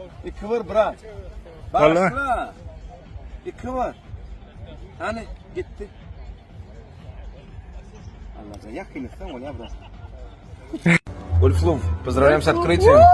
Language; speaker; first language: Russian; non-native, local second language; Turkmen